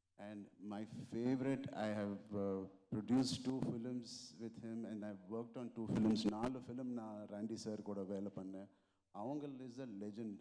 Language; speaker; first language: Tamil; non-native, local second language; Telugu